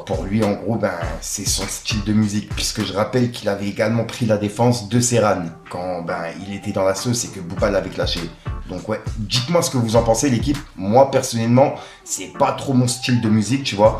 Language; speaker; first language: French; native; French